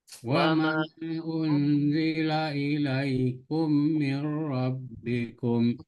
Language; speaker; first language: Arabic; non-native, learner; Indonesian